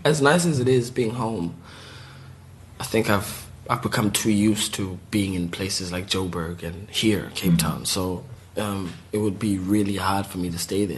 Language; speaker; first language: English; non-native, local second language; Southern Sotho